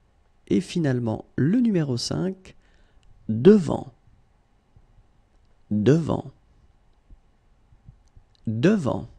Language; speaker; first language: French; native; French